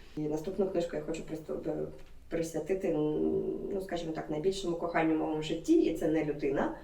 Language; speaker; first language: Ukrainian; non-native, local second language; Russian